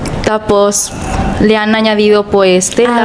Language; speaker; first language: Spanish; early bilingual, other home language; Filipino